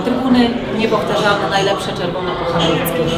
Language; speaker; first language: Polish; native; Polish